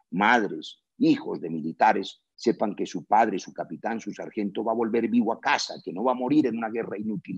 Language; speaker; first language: Spanish; native; Spanish